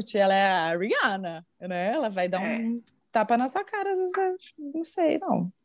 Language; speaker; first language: Portuguese; native; Portuguese